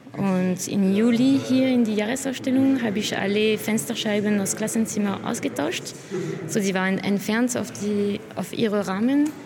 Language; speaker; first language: German; non-native, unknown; French